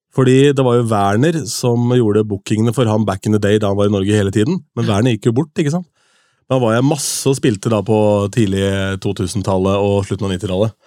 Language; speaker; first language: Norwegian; native; Norwegian